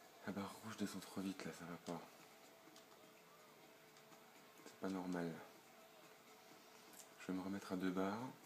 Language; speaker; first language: French; native; French